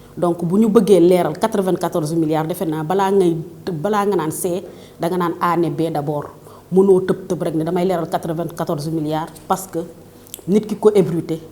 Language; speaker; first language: Wolof; native; Wolof